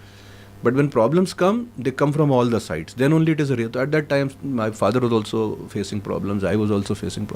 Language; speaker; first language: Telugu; non-native, fluent; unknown